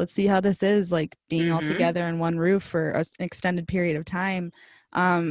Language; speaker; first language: English; native; English